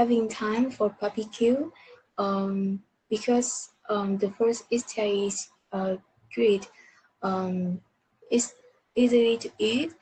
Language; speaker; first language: English; non-native, learner; Vietnamese